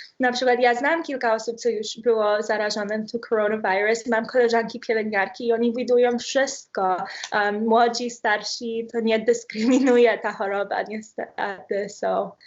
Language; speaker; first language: Polish; early bilingual, heritage; Polish